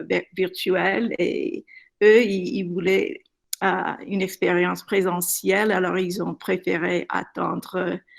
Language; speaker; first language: French; non-native, fluent; English